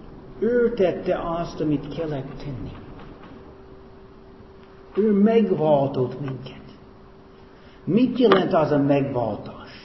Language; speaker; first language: Hungarian; non-native, fluent; English